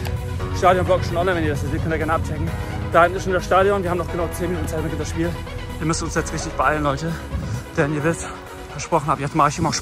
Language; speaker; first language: German; native; German